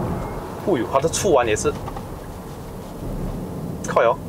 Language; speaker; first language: Chinese; native; Chinese